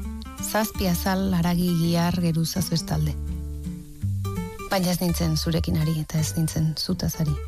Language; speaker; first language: Basque; native; Basque